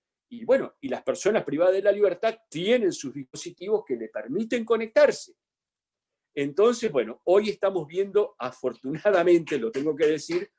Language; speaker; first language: Spanish; native; Spanish